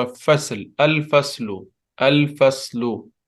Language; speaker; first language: Arabic; non-native, fluent; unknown